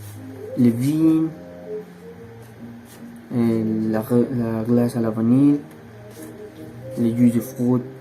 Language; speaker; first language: French; non-native, learner; Spanish